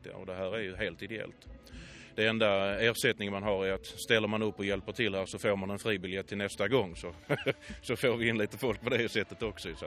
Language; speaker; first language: Swedish; native; Swedish